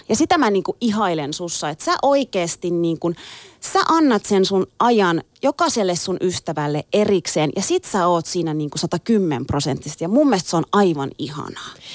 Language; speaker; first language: Finnish; early bilingual, other home language; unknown